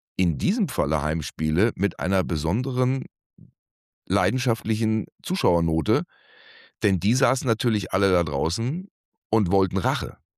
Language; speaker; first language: German; native; German